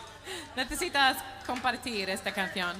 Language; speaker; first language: Spanish; non-native, learner; Swedish